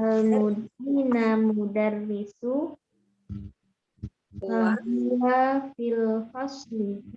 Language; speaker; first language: Arabic; non-native, learner; Indonesian